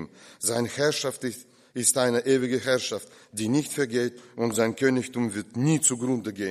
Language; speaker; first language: German; non-native, fluent; Russian